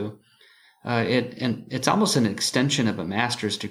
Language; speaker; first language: English; native; English